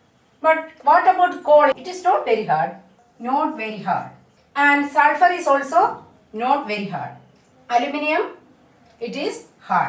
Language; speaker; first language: English; non-native, local second language; Malayalam